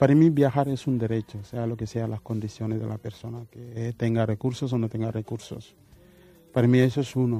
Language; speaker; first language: Spanish; non-native, fluent; Wolof